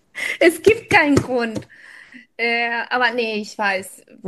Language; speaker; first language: German; non-native, fluent; Spanish